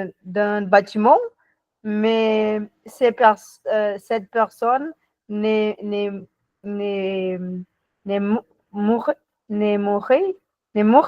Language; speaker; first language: French; non-native, learner; Portuguese